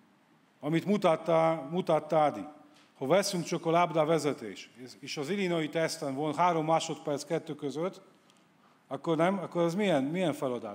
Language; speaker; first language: Hungarian; non-native, fluent; Polish